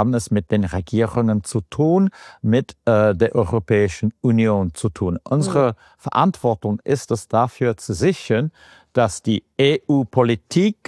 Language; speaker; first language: German; non-native, fluent; English